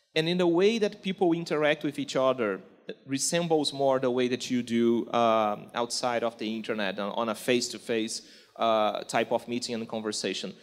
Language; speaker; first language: English; non-native, fluent; Portuguese